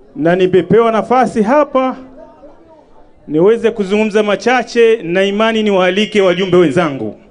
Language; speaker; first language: Swahili; native; Swahili